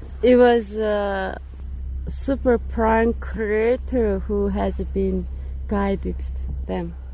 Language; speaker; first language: English; non-native, fluent; Korean